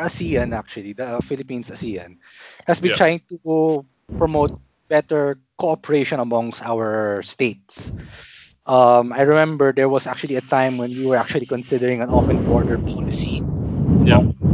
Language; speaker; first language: English; non-native, local second language; Filipino